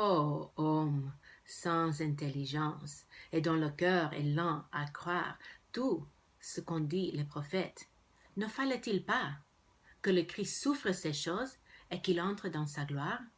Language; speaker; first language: French; non-native, fluent; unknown